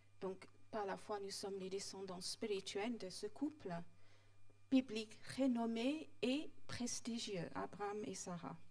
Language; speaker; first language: French; non-native, fluent; English